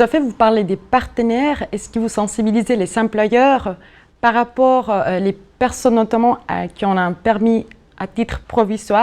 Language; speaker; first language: French; native; French